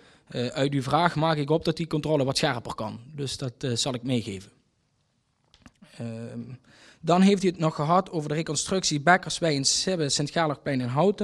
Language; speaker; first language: Dutch; native; Dutch